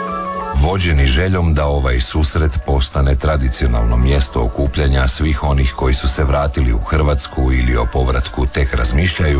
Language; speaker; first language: Serbian; native; Serbian